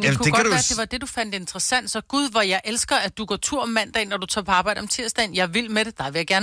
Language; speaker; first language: Danish; native; Danish